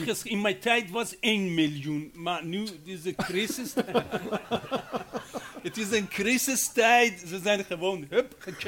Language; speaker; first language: Dutch; non-native, fluent; Persian